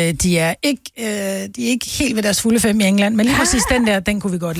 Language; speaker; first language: Danish; native; Danish